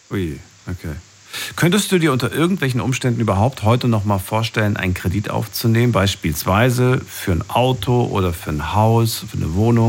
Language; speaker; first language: German; native; German